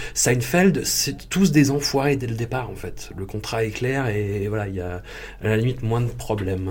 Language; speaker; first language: French; native; French